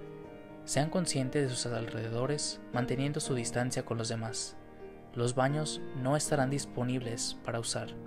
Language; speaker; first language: Spanish; native; Spanish